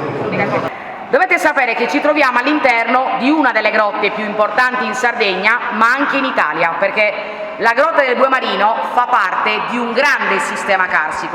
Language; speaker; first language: Italian; native; Italian